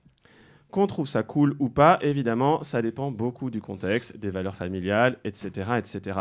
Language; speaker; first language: French; native; French